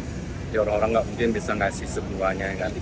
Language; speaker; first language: Indonesian; native; Indonesian